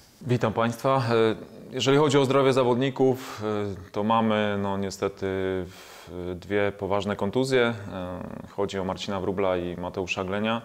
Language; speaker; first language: Polish; native; Polish